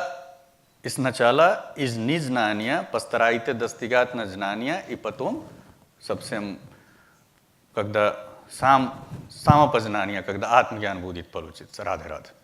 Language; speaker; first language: Russian; non-native, learner; Hindi